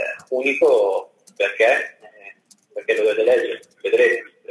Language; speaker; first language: Italian; early bilingual, other home language; English